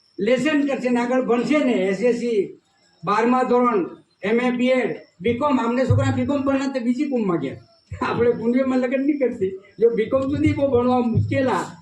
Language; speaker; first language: Gujarati; non-native, local second language; Kukna